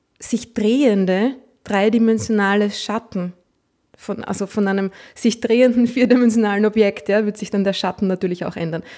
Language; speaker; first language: German; native; German